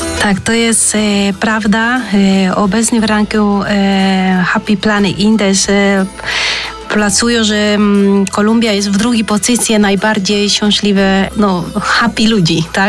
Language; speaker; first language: Polish; non-native, learner; Spanish